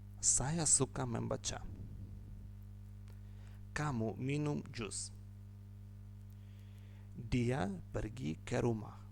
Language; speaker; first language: Indonesian; non-native, fluent; Ukrainian